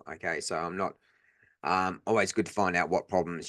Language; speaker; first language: English; native; English